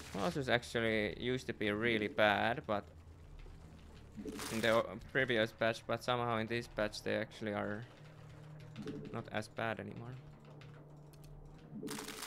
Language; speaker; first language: English; non-native, fluent; Finnish